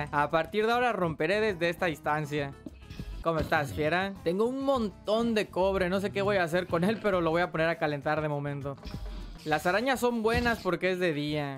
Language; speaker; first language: Spanish; native; Spanish